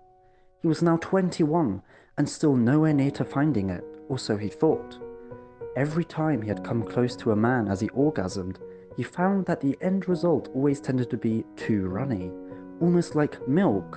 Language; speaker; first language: English; native; English